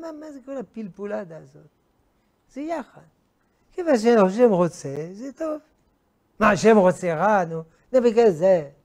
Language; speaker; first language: Hebrew; non-native, fluent; French